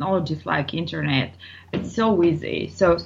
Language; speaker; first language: English; non-native, fluent; Bulgarian